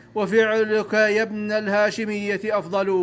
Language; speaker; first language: Arabic; native; Arabic